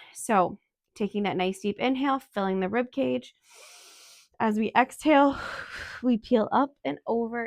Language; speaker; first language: English; native; English